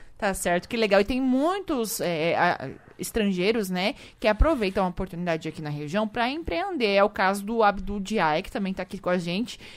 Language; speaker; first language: Portuguese; native; Portuguese